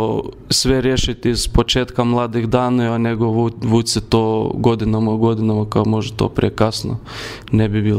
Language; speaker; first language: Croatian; non-native, learner; Lithuanian